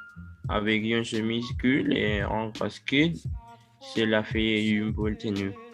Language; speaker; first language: French; non-native, learner; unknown